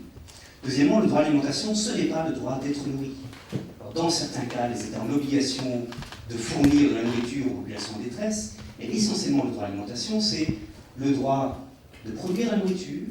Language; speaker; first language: French; native; French